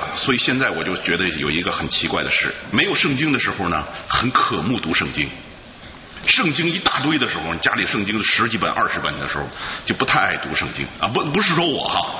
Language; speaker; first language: Chinese; native; Chinese